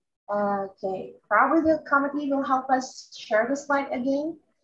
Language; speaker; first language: English; non-native, fluent; Indonesian